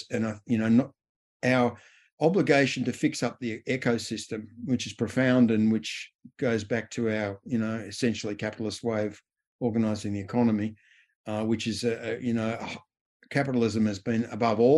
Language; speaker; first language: English; native; English